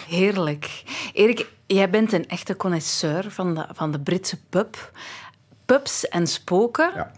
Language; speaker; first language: Dutch; native; Dutch